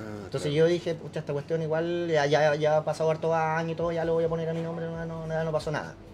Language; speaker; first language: Spanish; native; Spanish